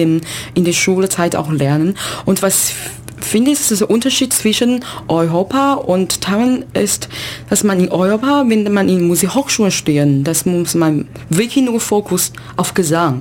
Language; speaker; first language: German; non-native, learner; Chinese